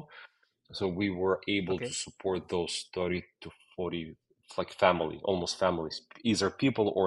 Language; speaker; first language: English; non-native, fluent; Ukrainian